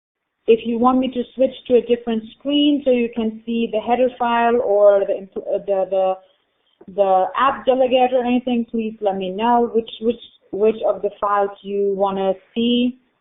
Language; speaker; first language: English; non-native, fluent; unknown